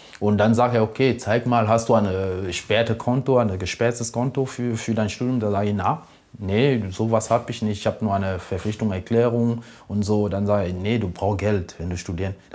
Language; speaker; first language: German; non-native, fluent; French